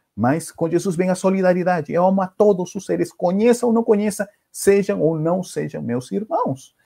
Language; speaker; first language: Portuguese; non-native, fluent; Spanish